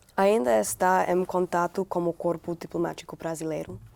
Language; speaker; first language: Portuguese; non-native, learner; English